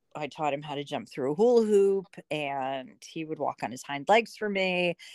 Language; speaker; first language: English; native; English